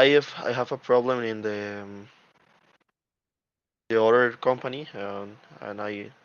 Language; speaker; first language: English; non-native, learner; Spanish